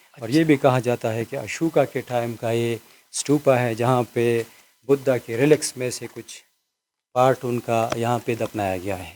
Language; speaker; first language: Urdu; non-native, local second language; Pashto